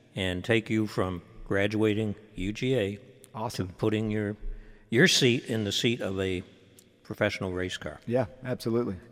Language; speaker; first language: English; native; English